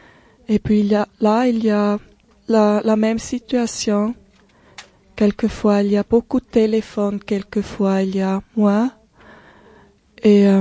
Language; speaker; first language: French; non-native, local second language; German